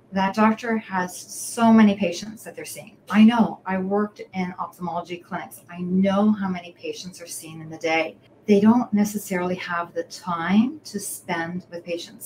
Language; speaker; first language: English; native; English